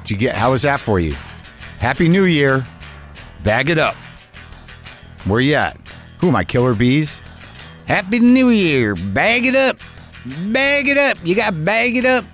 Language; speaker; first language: English; native; English